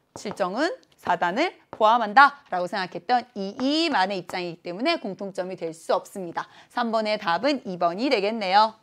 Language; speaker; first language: Korean; native; Korean